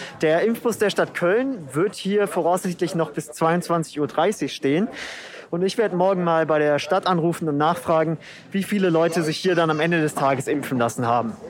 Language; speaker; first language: German; native; German